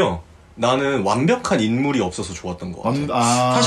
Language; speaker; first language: Korean; native; Korean